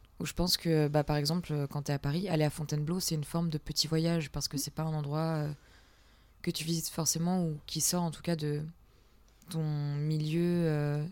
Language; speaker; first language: French; native; French